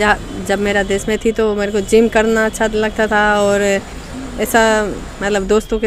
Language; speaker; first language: Hindi; non-native, fluent; Spanish